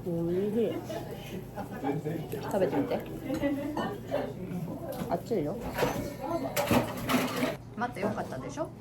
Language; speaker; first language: Japanese; native; Japanese